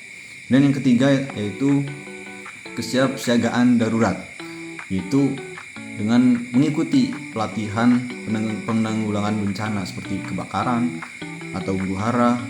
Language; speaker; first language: Indonesian; native; Indonesian